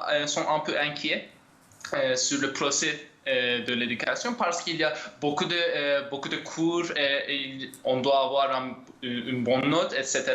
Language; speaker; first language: French; non-native, fluent; Turkish